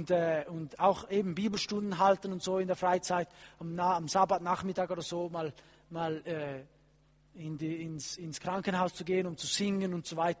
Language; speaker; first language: German; non-native, fluent; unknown